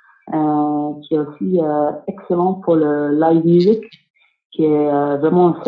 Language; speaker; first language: French; non-native, fluent; English